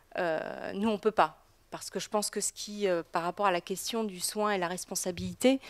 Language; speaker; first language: French; native; French